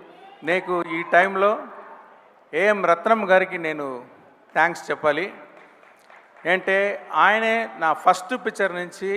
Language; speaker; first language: Telugu; non-native, learner; Tamil